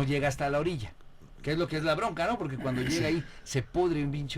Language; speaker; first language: Spanish; native; Spanish